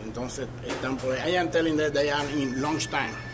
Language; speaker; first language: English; non-native, learner; Spanish